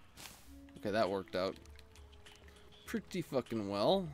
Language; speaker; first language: English; native; English